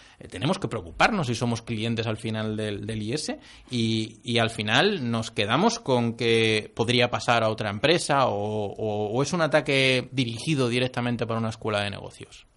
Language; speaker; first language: Spanish; native; Spanish